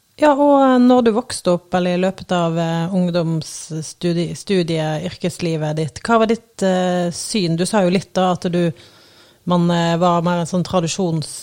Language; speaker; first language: Norwegian; native; Norwegian